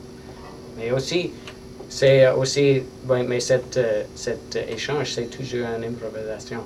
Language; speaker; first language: French; non-native, learner; English